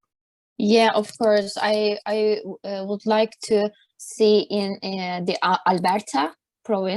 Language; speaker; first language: English; non-native, learner; Turkish